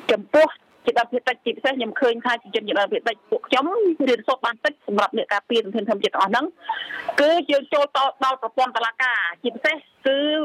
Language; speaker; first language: Khmer; non-native, local second language; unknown